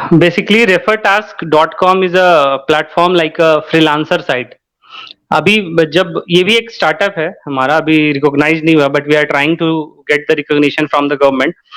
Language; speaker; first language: Hindi; native; Hindi